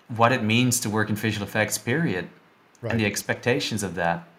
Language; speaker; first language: English; non-native, fluent; Dutch